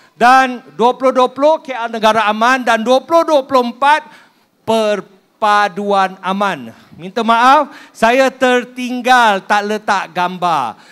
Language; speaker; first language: Malay; non-native, local second language; Min Nan Chinese